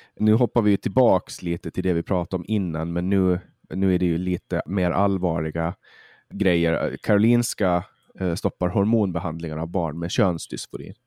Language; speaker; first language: Swedish; native; Swedish